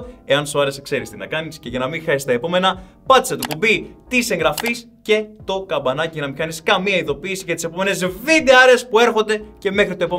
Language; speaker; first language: Greek; native; Greek